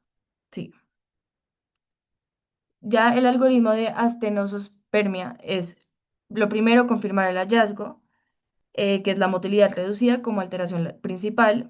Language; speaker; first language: Spanish; native; Spanish